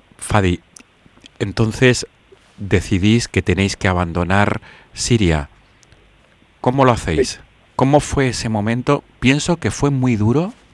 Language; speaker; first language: Spanish; native; Spanish